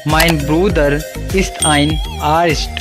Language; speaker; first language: German; non-native, learner; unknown